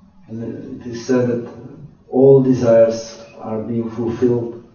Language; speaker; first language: English; non-native, fluent; Czech